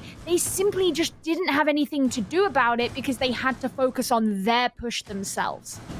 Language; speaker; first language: English; native; English